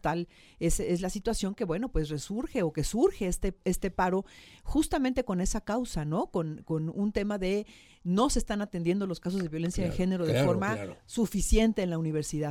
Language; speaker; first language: Spanish; native; Spanish